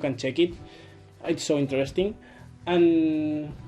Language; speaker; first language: English; non-native, learner; Spanish